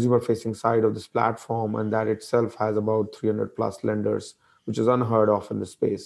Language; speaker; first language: English; non-native, local second language; Hindi